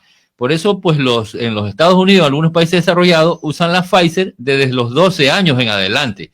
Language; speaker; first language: Spanish; native; Spanish